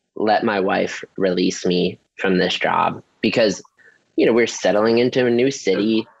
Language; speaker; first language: English; native; English